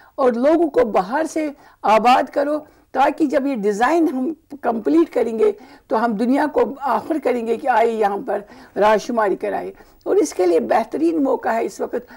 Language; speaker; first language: Urdu; non-native, local second language; Kashmiri